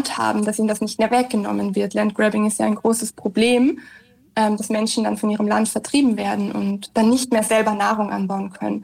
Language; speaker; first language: German; native; German